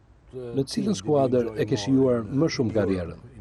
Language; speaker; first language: Albanian; native; Albanian